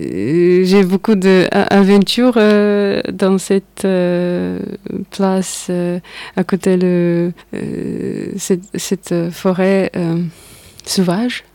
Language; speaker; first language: French; non-native, learner; Russian